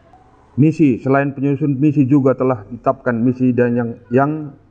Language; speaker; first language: Indonesian; non-native, local second language; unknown